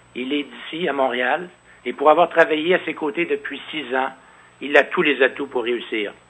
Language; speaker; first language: French; native; French